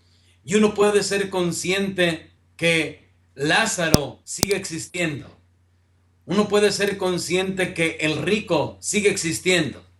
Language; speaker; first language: Spanish; native; Spanish